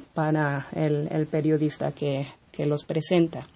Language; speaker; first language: Spanish; non-native, fluent; German